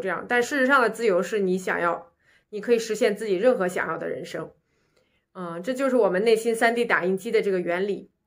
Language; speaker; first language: Chinese; native; Chinese